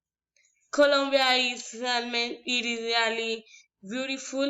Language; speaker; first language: English; non-native, learner; Spanish